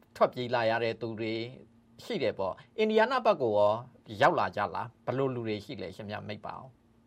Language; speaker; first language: Burmese; native; Burmese